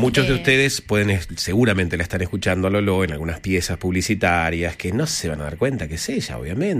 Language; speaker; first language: Spanish; native; Spanish